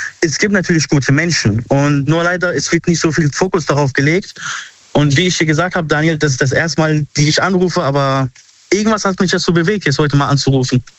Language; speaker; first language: German; early bilingual, other home language; Arabic